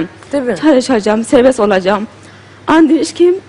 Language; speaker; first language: Turkish; non-native, learner; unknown